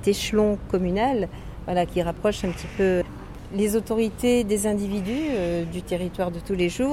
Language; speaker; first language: French; native; French